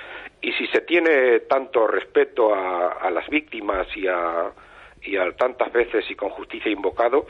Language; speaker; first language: Spanish; native; Spanish